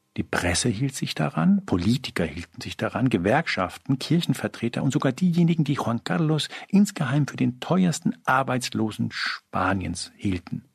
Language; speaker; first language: German; early bilingual, other home language; Spanish